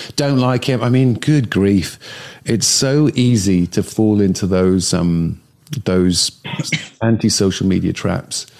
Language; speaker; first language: English; native; English